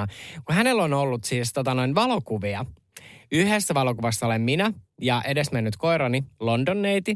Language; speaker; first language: Finnish; native; Finnish